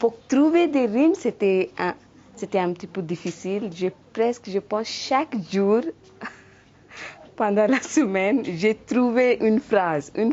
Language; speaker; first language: French; non-native, learner; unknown